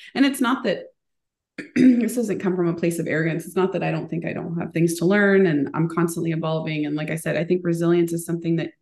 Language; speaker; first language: English; early bilingual, other home language; Spanish